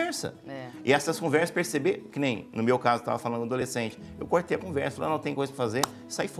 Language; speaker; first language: Portuguese; native; Portuguese